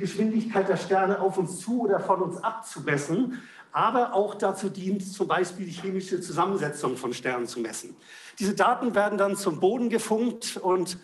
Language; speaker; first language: German; native; German